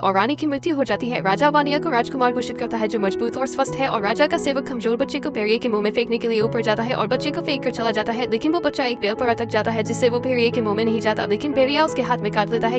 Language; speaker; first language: Hindi; native; Hindi